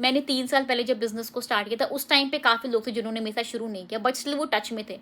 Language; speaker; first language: Hindi; native; Hindi